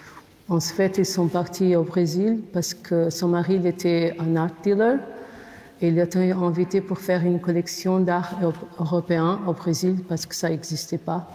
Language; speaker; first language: French; non-native, fluent; Portuguese